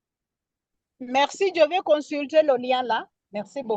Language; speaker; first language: French; non-native, fluent; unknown